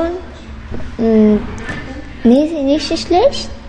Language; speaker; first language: German; non-native, learner; Persian